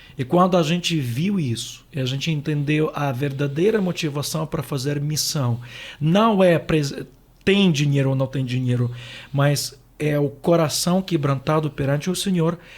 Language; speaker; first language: Portuguese; non-native, fluent; Ukrainian